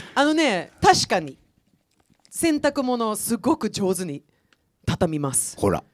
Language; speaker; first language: Japanese; non-native, fluent; Swedish